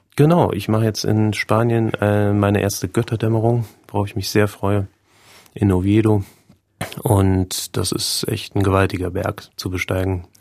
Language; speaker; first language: German; native; German